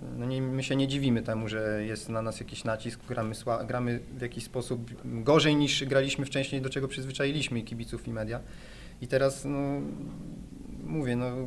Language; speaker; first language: Polish; native; Polish